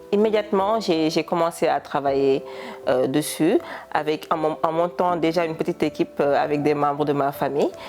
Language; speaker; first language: French; non-native, local second language; Wolof